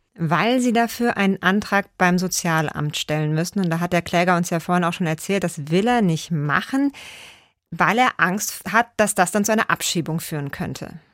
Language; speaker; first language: German; native; German